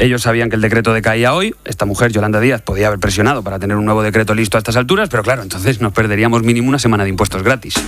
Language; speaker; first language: Spanish; native; Spanish